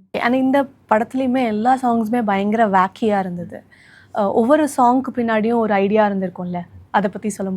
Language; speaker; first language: Tamil; native; Tamil